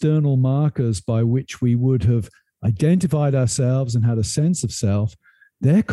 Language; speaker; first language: English; native; English